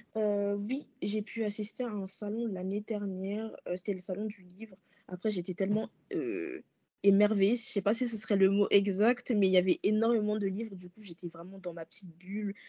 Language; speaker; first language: French; early bilingual, other home language; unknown